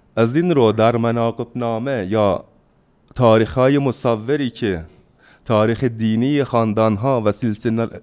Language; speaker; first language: Persian; non-native, fluent; Turkish